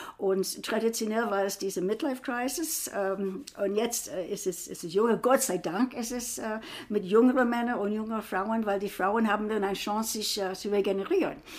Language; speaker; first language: German; non-native, fluent; English